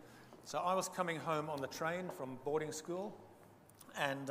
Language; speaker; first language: English; non-native, local second language; Bemba